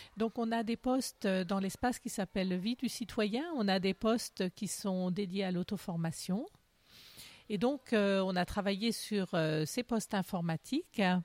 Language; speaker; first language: French; native; French